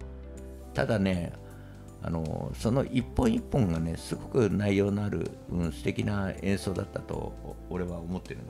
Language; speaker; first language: Japanese; native; Japanese